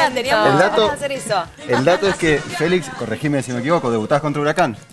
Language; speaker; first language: Spanish; non-native, fluent; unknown